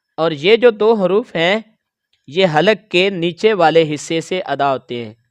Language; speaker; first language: Urdu; native; Urdu